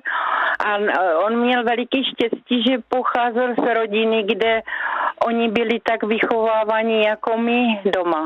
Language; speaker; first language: Czech; native; Czech